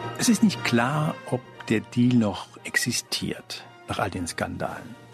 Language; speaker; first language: German; early bilingual, other home language; Spanish